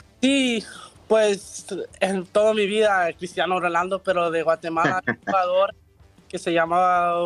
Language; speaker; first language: Spanish; early bilingual, heritage; Spanish